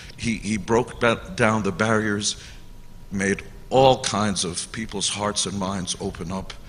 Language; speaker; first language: English; early bilingual, other home language; Hungarian